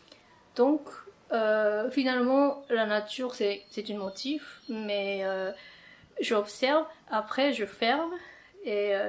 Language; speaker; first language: French; non-native, fluent; Japanese